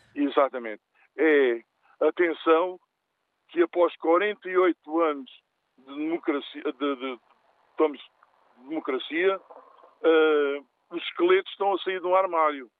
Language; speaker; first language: Portuguese; native; Portuguese